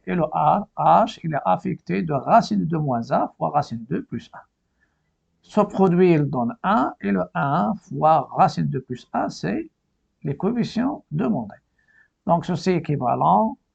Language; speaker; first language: French; non-native, local second language; Arabic